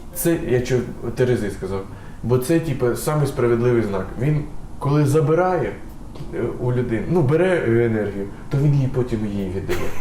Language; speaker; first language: Ukrainian; non-native, local second language; Russian